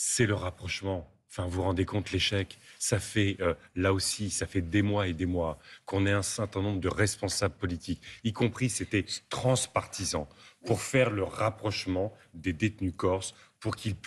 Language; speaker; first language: French; native; French